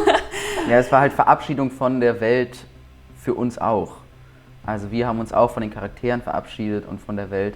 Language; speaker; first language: German; native; German